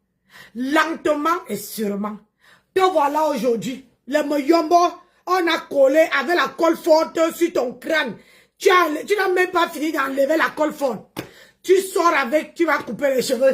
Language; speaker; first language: French; non-native, local second language; Lingala